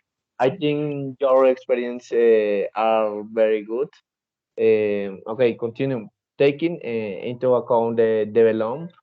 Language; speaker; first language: English; non-native, learner; Spanish